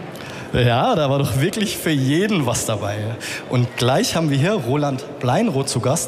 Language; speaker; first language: German; native; German